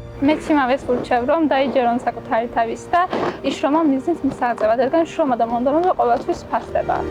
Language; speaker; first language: Georgian; non-native, local second language; Azerbaijani